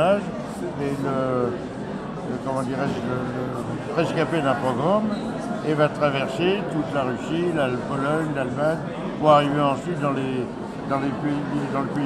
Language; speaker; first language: French; early bilingual, other home language; Yiddish